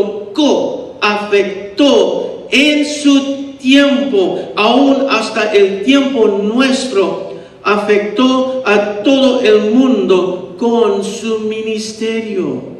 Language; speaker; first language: Spanish; early bilingual, heritage; Spanish